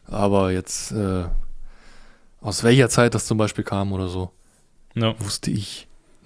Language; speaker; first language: German; native; German